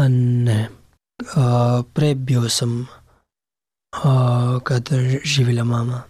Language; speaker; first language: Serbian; non-native, learner; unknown